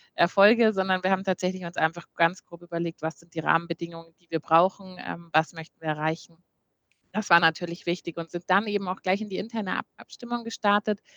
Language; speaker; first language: German; native; German